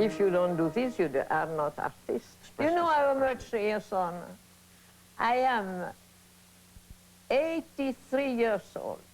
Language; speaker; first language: English; non-native, learner; Italian